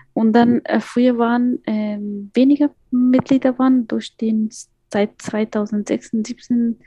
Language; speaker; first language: German; non-native, fluent; Persian